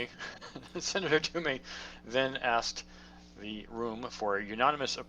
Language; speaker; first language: English; native; English